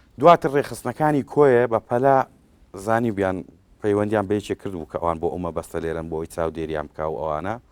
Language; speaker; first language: Central Kurdish; native; Central Kurdish